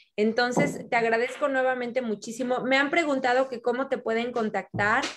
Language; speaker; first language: Spanish; native; Spanish